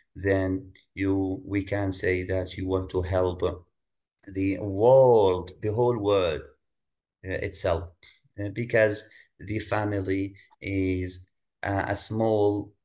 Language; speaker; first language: English; non-native, fluent; Arabic